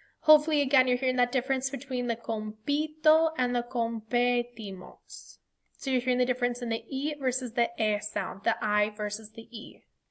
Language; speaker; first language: English; native; English